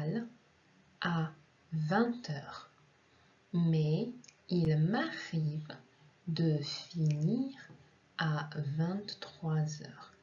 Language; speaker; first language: French; non-native, fluent; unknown